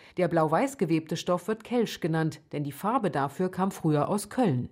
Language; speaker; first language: German; native; German